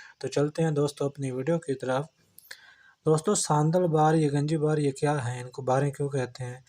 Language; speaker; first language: Urdu; non-native, local second language; Punjabi